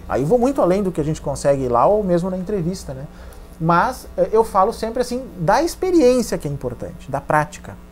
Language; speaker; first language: Portuguese; native; Portuguese